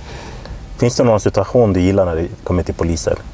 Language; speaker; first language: Swedish; native; Swedish